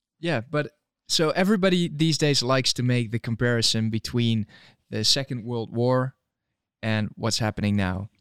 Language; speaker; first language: English; non-native, fluent; Dutch